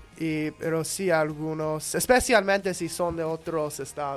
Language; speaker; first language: Spanish; non-native, learner; English